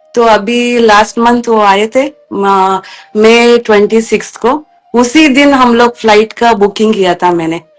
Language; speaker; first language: Hindi; non-native, local second language; Kannada